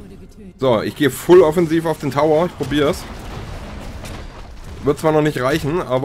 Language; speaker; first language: German; native; German